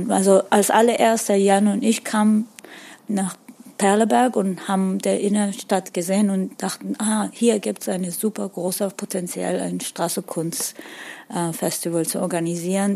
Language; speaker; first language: German; non-native, fluent; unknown